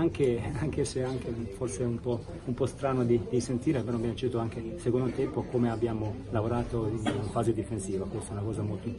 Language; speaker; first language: Italian; non-native, fluent; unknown